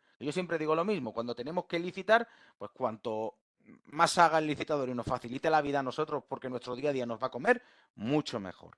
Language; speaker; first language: Spanish; native; Spanish